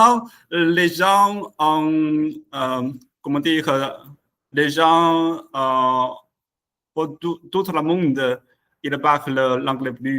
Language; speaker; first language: French; non-native, learner; Chinese